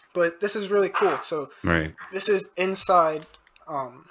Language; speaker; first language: English; native; English